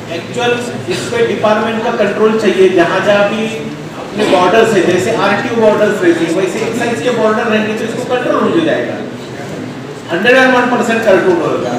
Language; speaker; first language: Hindi; non-native, local second language; Marathi